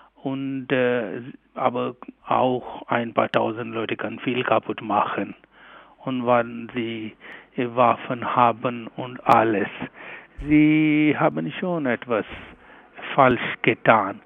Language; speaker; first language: German; non-native, learner; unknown